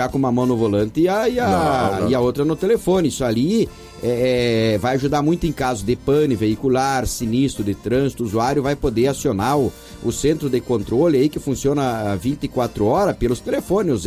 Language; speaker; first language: Portuguese; native; Portuguese